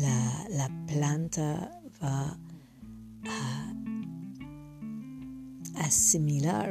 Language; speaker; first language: Spanish; non-native, fluent; English